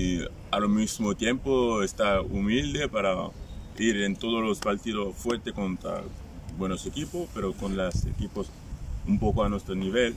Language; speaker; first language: Spanish; non-native, fluent; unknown